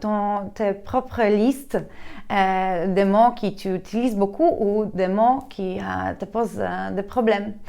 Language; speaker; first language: French; non-native, fluent; Polish